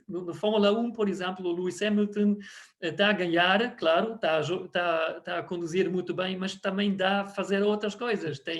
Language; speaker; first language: Portuguese; non-native, fluent; German